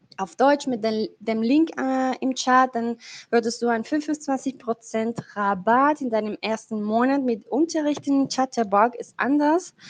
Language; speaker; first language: German; non-native, learner; Spanish